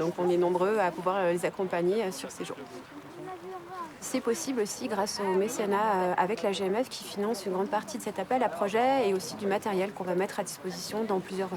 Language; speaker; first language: French; native; French